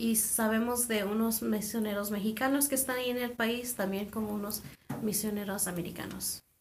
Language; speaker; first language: Spanish; non-native, fluent; English